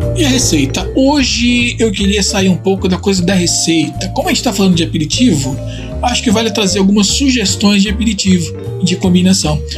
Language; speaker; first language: Portuguese; non-native, fluent; Italian